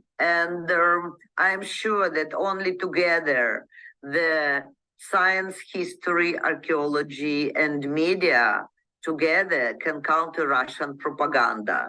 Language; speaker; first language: English; non-native, learner; Ukrainian